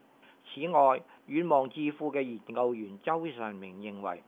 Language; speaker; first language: Chinese; non-native, local second language; Cantonese